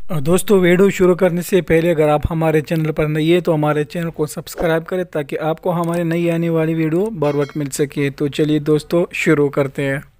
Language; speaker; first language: Urdu; non-native, local second language; Pashto